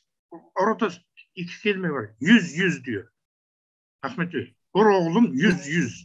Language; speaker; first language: Turkish; non-native, learner; Kazakh